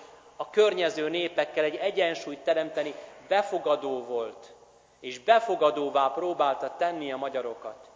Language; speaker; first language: Hungarian; native; Hungarian